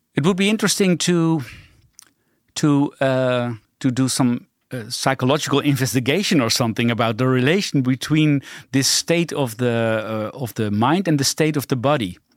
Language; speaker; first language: English; non-native, fluent; Dutch